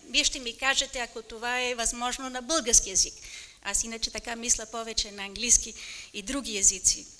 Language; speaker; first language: Bulgarian; non-native, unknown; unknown